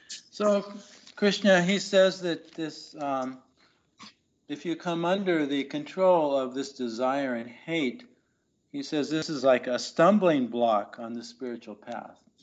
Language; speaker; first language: English; native; English